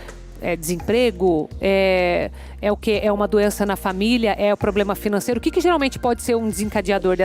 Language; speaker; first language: Portuguese; native; Portuguese